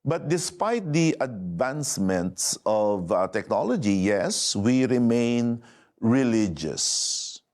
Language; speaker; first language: English; non-native, local second language; Filipino